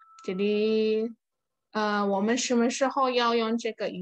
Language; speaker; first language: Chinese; non-native, fluent; Indonesian